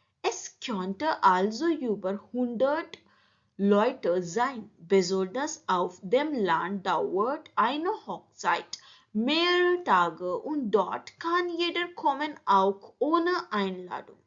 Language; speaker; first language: German; non-native, learner; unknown